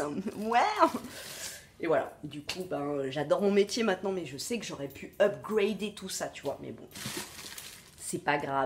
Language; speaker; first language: French; native; French